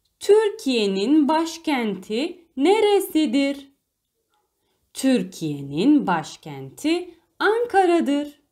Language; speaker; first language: Turkish; non-native, fluent; Arabic